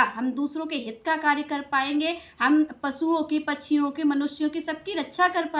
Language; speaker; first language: Hindi; native; Hindi